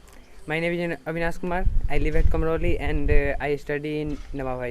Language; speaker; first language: English; non-native, learner; Hindi